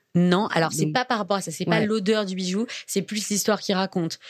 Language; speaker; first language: French; native; French